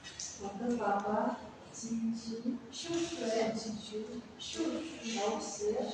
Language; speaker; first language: Chinese; non-native, learner; Indonesian